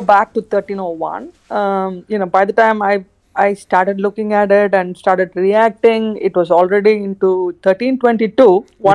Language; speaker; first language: English; non-native, fluent; Khmer